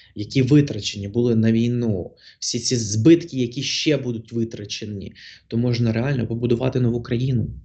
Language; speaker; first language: Ukrainian; non-native, local second language; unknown